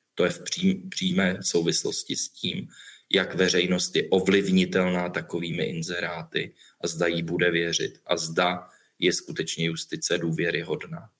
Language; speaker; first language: Czech; native; Czech